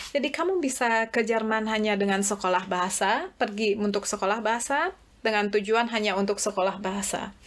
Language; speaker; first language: Indonesian; native; Indonesian